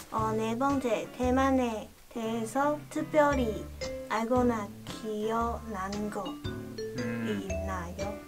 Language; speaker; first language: Korean; non-native, learner; Chinese